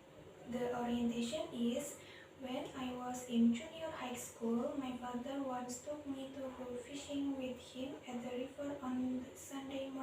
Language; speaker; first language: English; non-native, learner; Indonesian